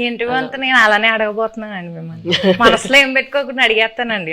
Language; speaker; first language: Telugu; native; Telugu